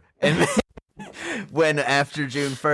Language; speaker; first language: English; native; English